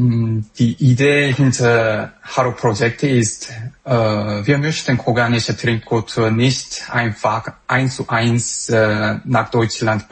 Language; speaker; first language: German; non-native, fluent; Korean